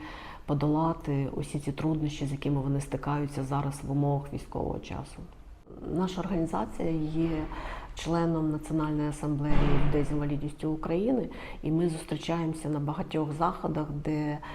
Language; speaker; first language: Ukrainian; native; Ukrainian